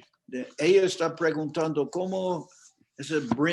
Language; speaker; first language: Spanish; non-native, fluent; English